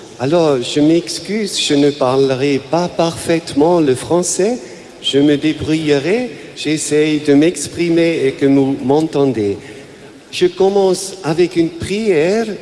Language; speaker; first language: French; non-native, local second language; German